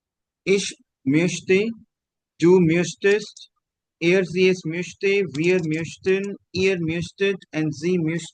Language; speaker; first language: German; non-native, learner; Hindi